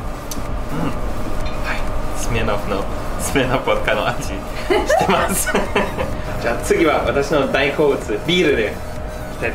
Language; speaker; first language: Japanese; non-native, fluent; English